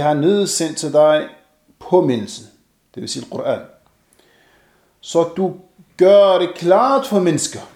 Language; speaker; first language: Danish; non-native, fluent; Arabic